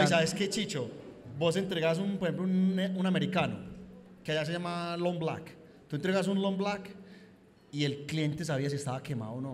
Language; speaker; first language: Spanish; native; Spanish